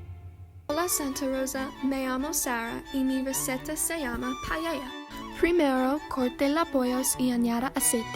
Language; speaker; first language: Spanish; non-native, learner; English